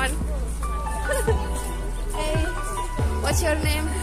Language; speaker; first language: English; non-native, learner; Indonesian